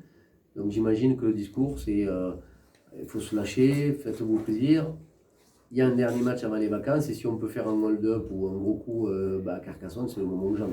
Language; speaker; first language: French; native; French